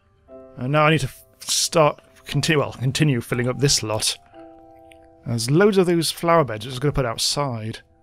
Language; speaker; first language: English; native; English